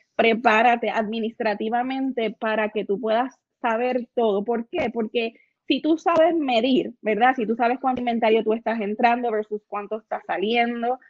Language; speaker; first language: Spanish; native; Spanish